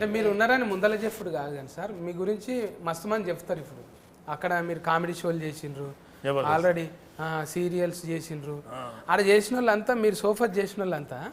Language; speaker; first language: Telugu; native; Telugu